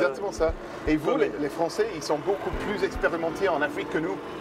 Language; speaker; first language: French; non-native, fluent; English